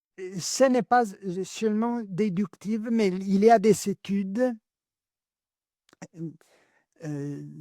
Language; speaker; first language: French; non-native, learner; Italian